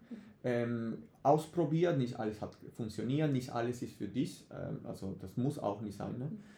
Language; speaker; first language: German; non-native, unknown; Spanish